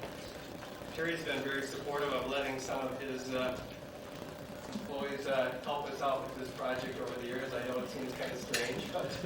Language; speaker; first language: English; native; English